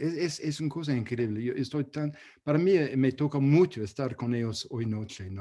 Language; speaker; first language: Spanish; non-native, fluent; English